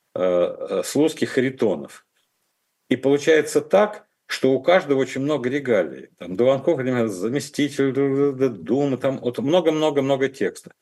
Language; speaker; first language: Russian; native; Russian